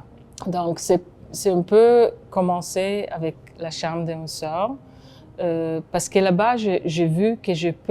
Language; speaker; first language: French; non-native, fluent; Hebrew